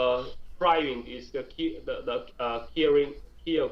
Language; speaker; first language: English; non-native, learner; Chinese